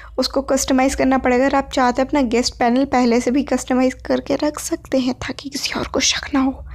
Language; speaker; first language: Hindi; native; Hindi